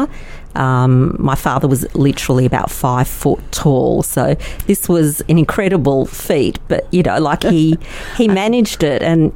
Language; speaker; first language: English; non-native, local second language; Yiddish